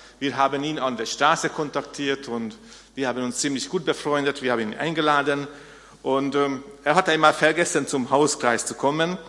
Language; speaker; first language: German; non-native, fluent; Hungarian